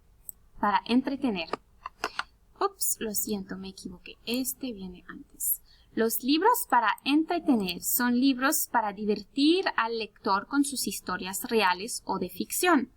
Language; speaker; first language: Spanish; early bilingual, heritage; Spanish